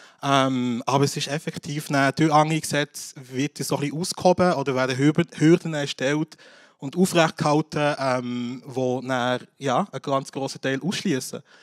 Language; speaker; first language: German; early bilingual, other home language; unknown